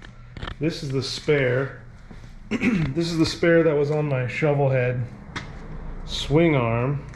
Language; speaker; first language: English; native; English